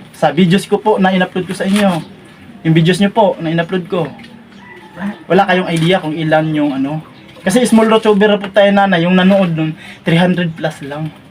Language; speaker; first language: Filipino; non-native, local second language; Waray